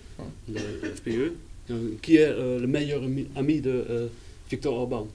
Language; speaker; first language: French; non-native, fluent; Dutch